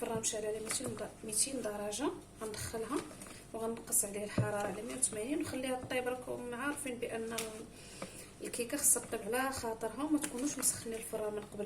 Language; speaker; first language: Arabic; native; Arabic